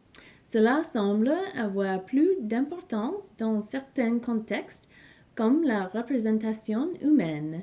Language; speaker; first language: French; non-native, learner; English